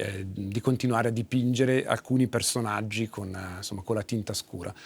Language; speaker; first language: Italian; native; Italian